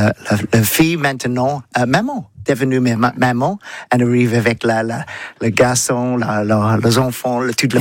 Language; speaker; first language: French; non-native, learner; English